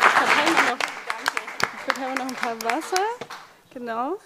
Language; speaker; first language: German; native; German